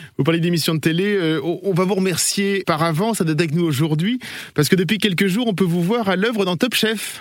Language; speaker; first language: French; native; French